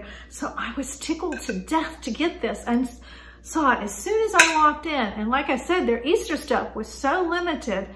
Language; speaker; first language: English; native; English